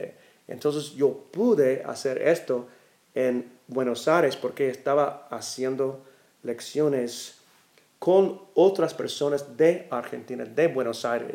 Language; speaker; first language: Spanish; non-native, learner; English